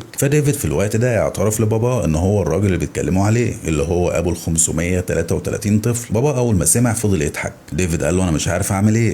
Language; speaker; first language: Arabic; native; Arabic